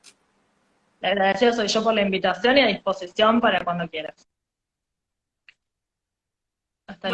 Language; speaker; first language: Spanish; native; Spanish